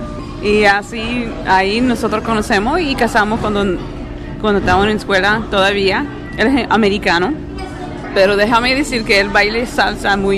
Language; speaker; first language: Spanish; early bilingual, heritage; English